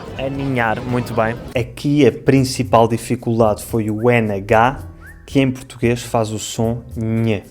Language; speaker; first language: Portuguese; native; Portuguese